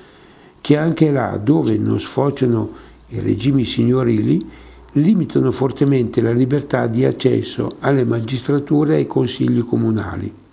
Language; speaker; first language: Italian; native; Italian